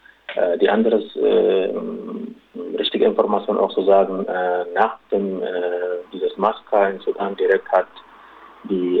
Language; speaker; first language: German; non-native, local second language; Arabic